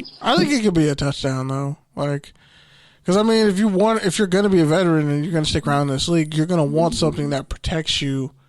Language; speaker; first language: English; native; English